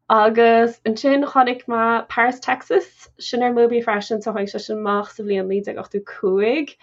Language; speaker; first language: Irish; non-native, local second language; English